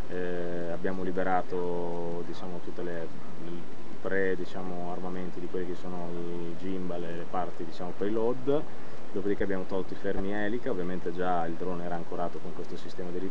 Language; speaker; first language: Italian; native; Italian